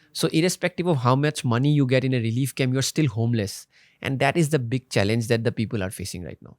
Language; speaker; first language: English; non-native, local second language; Assamese